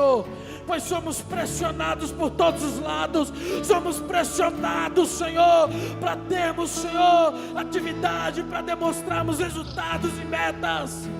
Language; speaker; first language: Portuguese; native; Portuguese